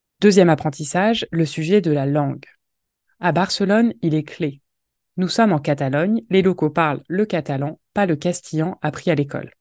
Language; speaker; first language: French; native; French